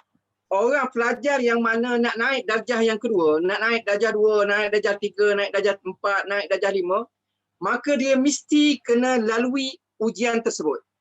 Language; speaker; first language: Malay; native; Malay